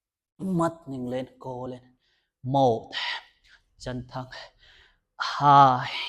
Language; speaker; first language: Vietnamese; non-native, learner; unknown